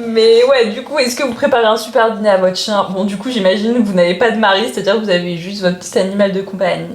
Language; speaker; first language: French; native; French